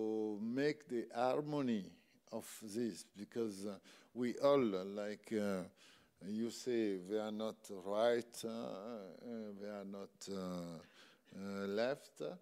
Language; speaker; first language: English; non-native, learner; French